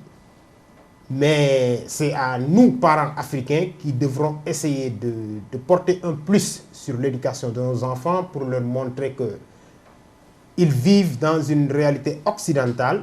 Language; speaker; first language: French; non-native, local second language; Wolof